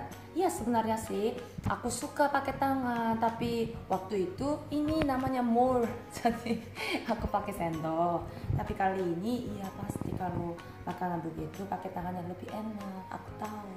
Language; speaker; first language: Indonesian; non-native, fluent; Korean